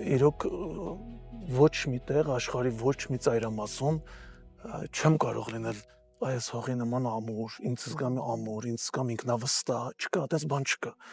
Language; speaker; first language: Armenian; early bilingual, heritage; Armenian